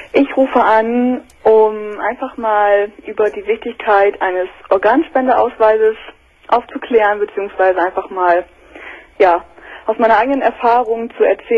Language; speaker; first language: German; native; German